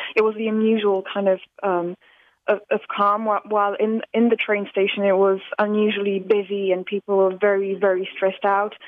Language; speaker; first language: English; non-native, fluent; Slovak